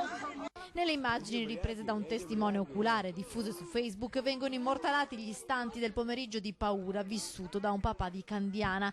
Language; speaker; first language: Italian; native; Italian